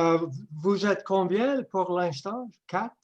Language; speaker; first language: French; non-native, fluent; English